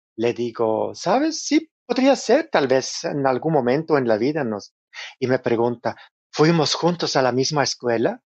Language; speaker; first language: Spanish; non-native, fluent; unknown